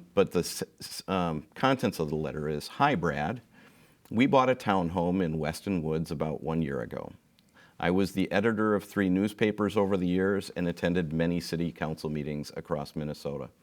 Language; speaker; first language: English; native; English